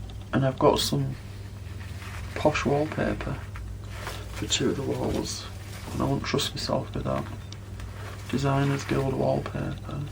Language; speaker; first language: English; native; English